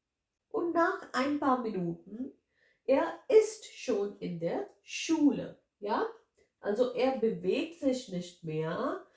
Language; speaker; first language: German; non-native, fluent; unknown